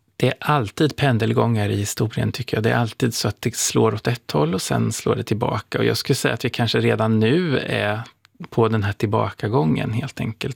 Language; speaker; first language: Swedish; native; Swedish